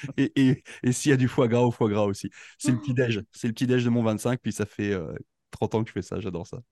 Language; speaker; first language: French; native; French